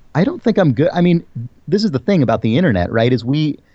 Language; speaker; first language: English; native; English